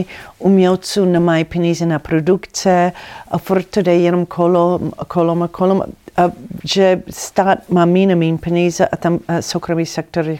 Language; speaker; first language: Czech; non-native, fluent; English